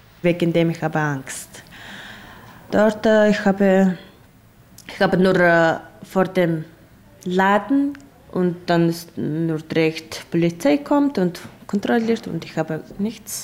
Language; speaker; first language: German; non-native, learner; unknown